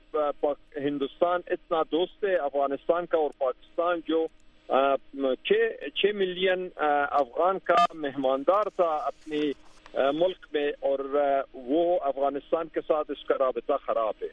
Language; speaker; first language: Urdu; non-native, fluent; Pashto